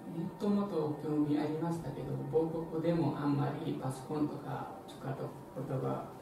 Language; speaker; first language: Japanese; non-native, fluent; Nepali